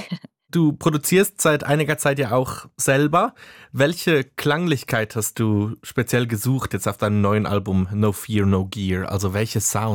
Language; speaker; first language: German; native; German